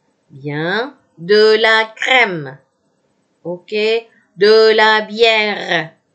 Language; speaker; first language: French; non-native, fluent; Indonesian